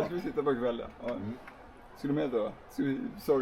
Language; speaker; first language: Swedish; native; Swedish